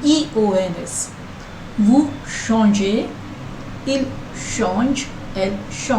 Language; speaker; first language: French; non-native, learner; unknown